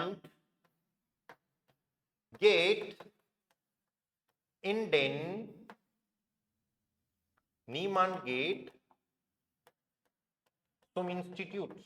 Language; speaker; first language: German; non-native, fluent; Hindi